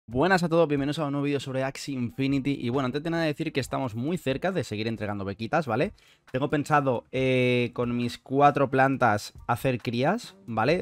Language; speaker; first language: Spanish; native; Spanish